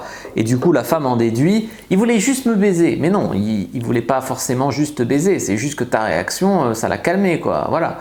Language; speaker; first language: French; native; French